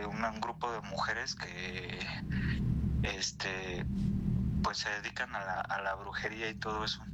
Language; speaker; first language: Spanish; native; Spanish